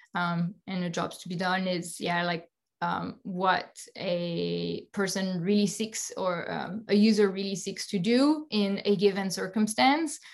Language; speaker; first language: English; non-native, fluent; French